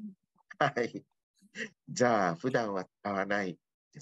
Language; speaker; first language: Japanese; non-native, fluent; Thai